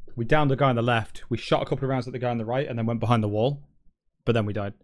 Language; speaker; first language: English; native; English